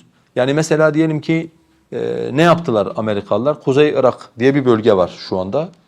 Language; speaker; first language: Turkish; non-native, local second language; Kurdish